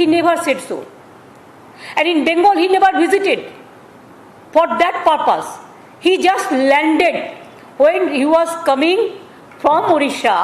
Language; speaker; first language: English; non-native, local second language; Bangla